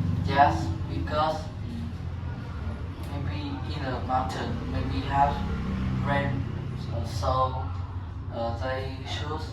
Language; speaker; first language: English; non-native, learner; Vietnamese